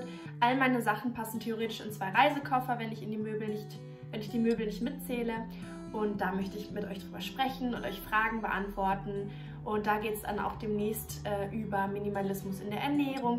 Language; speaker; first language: German; native; German